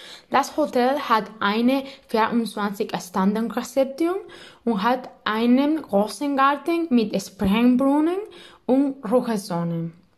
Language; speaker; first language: German; non-native, learner; Spanish